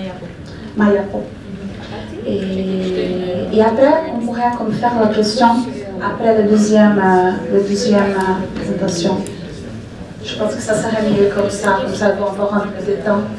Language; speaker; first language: French; non-native, fluent; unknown